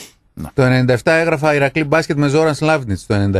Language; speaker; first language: Greek; native; Greek